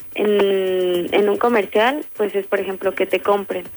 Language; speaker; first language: Spanish; native; Spanish